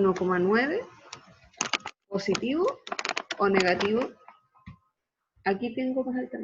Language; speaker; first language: Spanish; native; Spanish